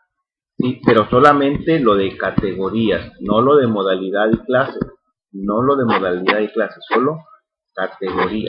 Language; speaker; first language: Spanish; native; Spanish